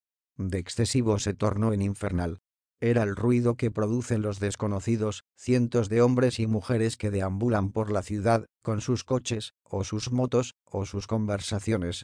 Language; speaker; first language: Spanish; native; Spanish